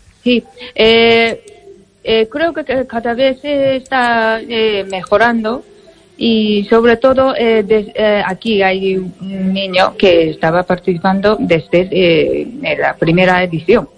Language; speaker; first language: Spanish; non-native, fluent; Japanese